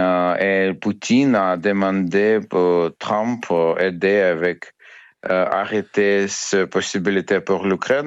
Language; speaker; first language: French; non-native, learner; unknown